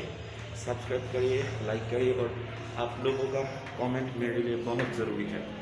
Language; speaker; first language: Hindi; non-native, learner; Bangla